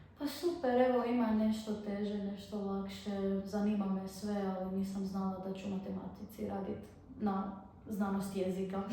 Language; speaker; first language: Bosnian; early bilingual, other home language; Arabic